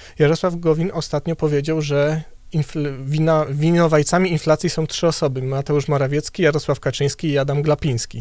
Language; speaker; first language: Polish; native; Polish